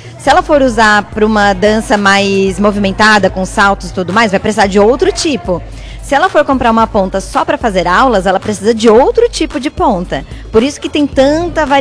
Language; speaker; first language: Portuguese; native; Portuguese